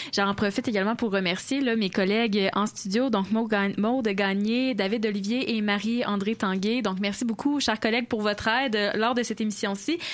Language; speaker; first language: French; native; French